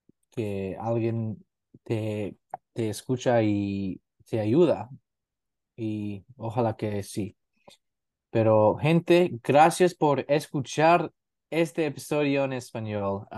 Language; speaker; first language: Spanish; non-native, learner; English